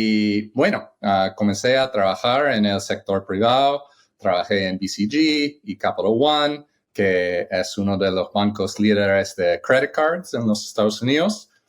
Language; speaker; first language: Spanish; non-native, fluent; English